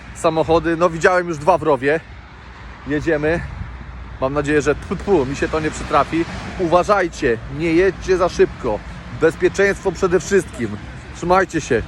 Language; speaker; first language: Polish; native; Polish